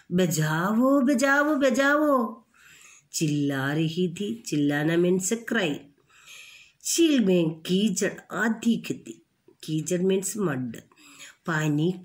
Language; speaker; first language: Hindi; non-native, local second language; Malayalam